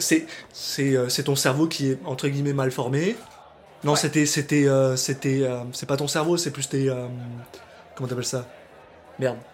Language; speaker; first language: French; native; French